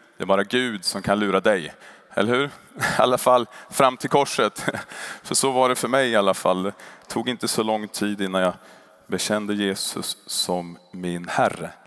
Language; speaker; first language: Swedish; native; Swedish